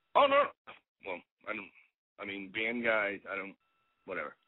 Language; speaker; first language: English; native; English